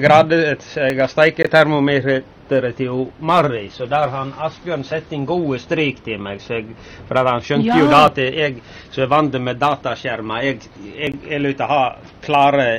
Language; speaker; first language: Norwegian; native; Norwegian